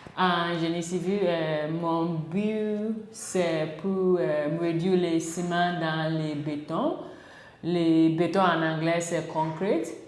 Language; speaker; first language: French; non-native, learner; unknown